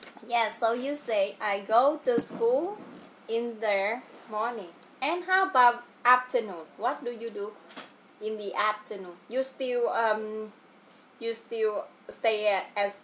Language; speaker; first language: English; non-native, fluent; Vietnamese